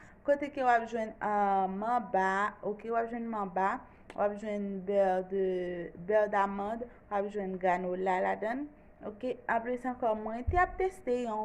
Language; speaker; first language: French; non-native, local second language; Haitian Creole